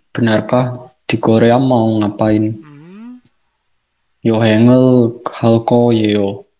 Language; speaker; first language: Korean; non-native, learner; Indonesian